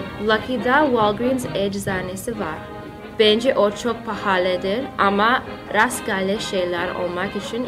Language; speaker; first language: Turkish; non-native, learner; English